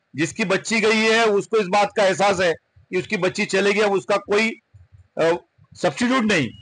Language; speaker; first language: Hindi; non-native, local second language; Urdu